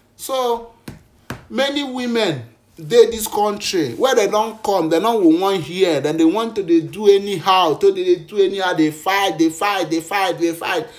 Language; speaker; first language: Nigerian Pidgin; native; Nigerian Pidgin